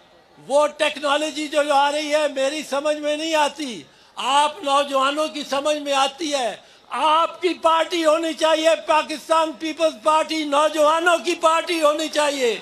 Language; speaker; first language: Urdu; non-native, local second language; Punjabi